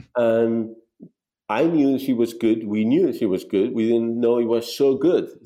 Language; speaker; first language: English; non-native, fluent; Spanish